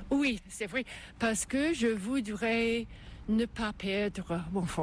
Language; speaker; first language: French; non-native, local second language; English